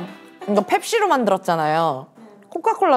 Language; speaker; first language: Korean; native; Korean